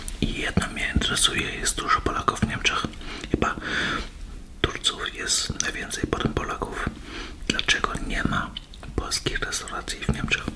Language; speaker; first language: Polish; early bilingual, heritage; Polish